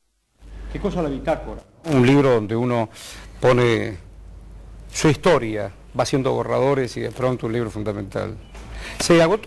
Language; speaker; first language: Spanish; native; Spanish